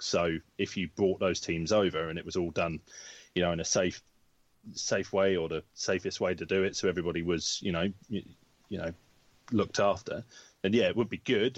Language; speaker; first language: English; native; English